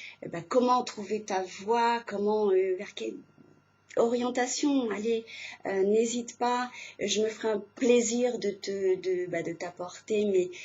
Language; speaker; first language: French; native; French